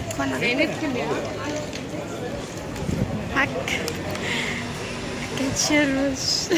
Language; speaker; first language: Turkish; non-native, learner; Indonesian